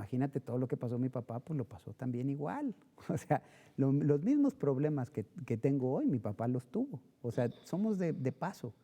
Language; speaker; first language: Spanish; native; Spanish